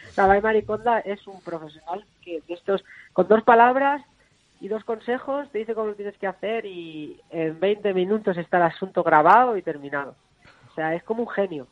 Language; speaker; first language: Spanish; native; Spanish